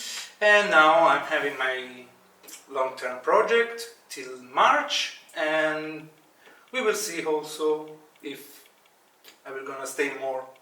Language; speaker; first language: English; non-native, fluent; Italian